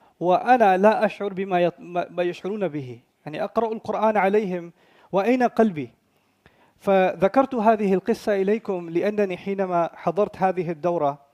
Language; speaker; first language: Arabic; non-native, fluent; Urdu